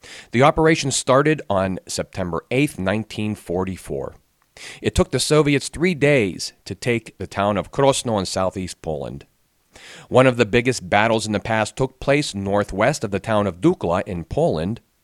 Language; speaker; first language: English; native; English